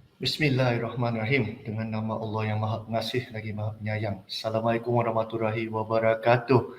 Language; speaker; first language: Malay; non-native, local second language; Chinese